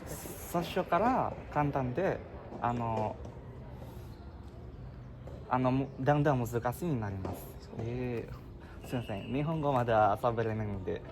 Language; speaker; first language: Japanese; non-native, learner; Indonesian